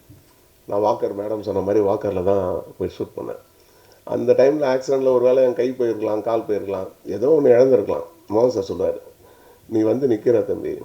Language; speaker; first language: Tamil; native; Tamil